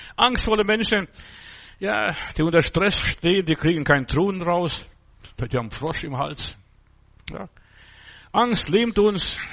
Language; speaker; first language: German; non-native, fluent; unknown